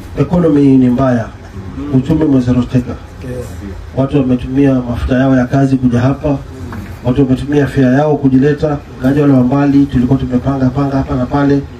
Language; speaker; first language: Swahili; native; Swahili